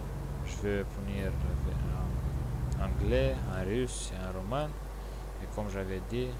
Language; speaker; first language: French; non-native, learner; Romanian